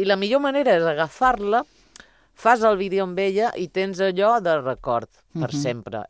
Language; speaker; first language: Catalan; native; Catalan